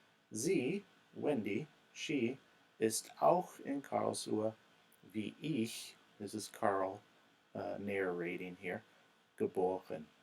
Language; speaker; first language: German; non-native, fluent; English